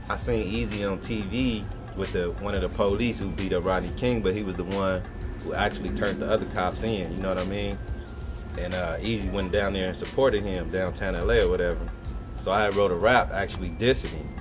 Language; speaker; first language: English; native; English